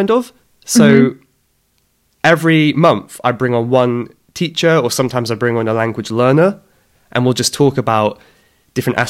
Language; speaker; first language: English; native; English